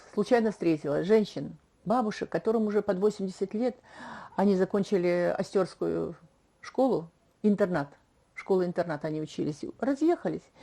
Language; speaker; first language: Russian; non-native, local second language; Chuvash